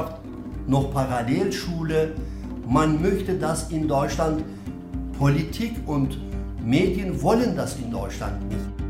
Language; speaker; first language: German; non-native, fluent; Turkish